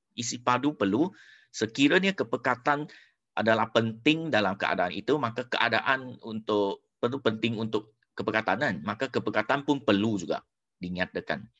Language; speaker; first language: Malay; non-native, local second language; Chinese